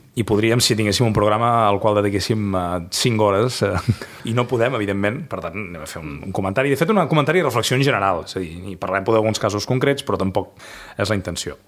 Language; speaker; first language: Catalan; native; Catalan